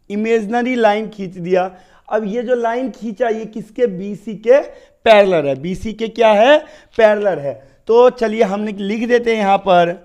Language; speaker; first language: Hindi; native; Hindi